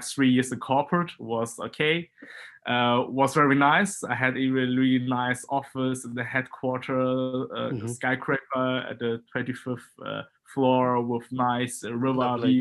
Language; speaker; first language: English; non-native, fluent; German